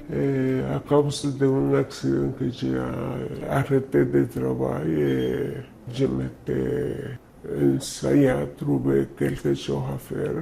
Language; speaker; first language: French; non-native, learner; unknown